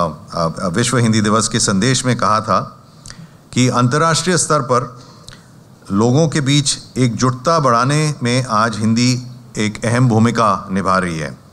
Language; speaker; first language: Hindi; native; Hindi